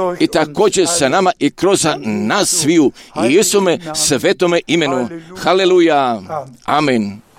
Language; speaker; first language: Croatian; non-native, local second language; Romany